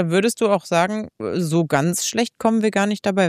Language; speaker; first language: German; native; German